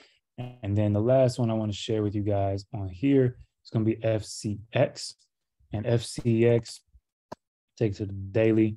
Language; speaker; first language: English; native; English